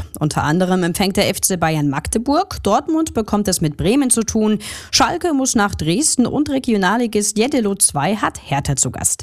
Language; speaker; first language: German; native; German